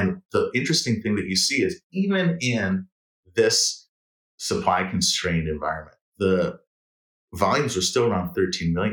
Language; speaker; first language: English; native; English